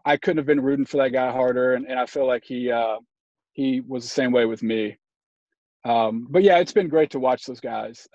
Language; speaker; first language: English; native; English